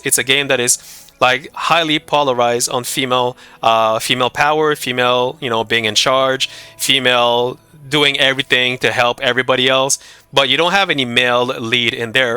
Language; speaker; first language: English; non-native, fluent; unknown